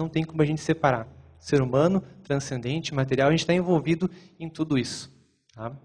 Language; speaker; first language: Portuguese; native; Portuguese